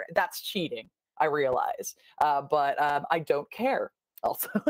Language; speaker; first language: English; native; English